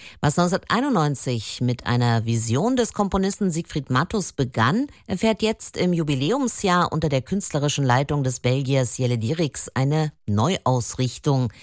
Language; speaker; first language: German; native; German